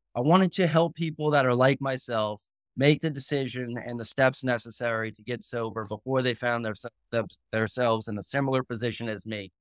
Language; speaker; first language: English; native; English